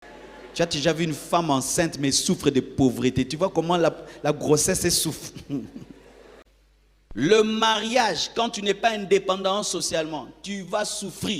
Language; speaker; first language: French; non-native, local second language; Lingala